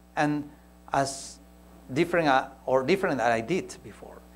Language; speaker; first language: English; non-native, fluent; Spanish